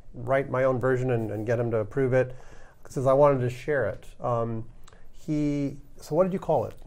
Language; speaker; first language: English; early bilingual, other home language; Ukrainian